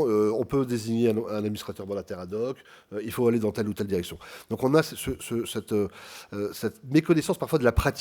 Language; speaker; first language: French; native; French